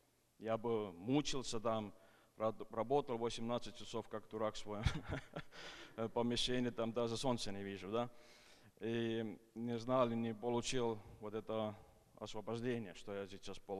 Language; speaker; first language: Russian; non-native, fluent; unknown